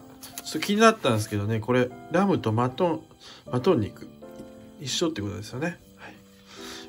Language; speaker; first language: Japanese; native; Japanese